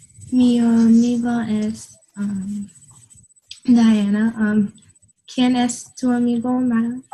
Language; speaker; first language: Spanish; non-native, learner; English